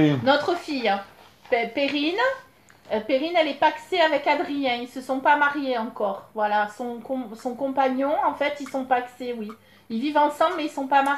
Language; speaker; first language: French; native; French